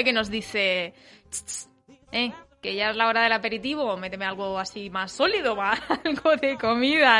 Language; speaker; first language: Spanish; native; Spanish